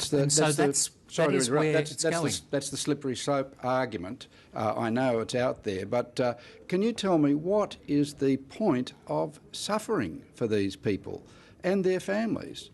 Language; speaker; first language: English; native; English